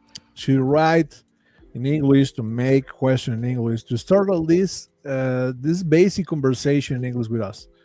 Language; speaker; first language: English; non-native, fluent; Spanish